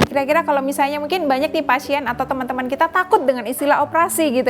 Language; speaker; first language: Indonesian; native; Indonesian